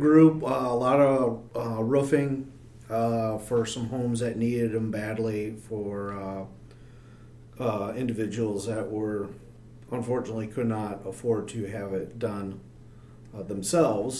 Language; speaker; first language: English; native; English